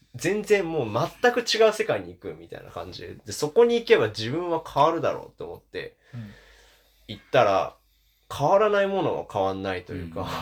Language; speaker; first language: Japanese; early bilingual, other home language; German